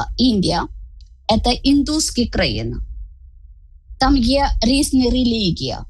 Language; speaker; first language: Ukrainian; non-native, learner; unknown